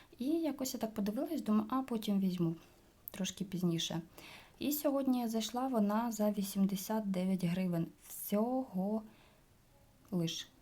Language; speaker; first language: Ukrainian; non-native, local second language; Russian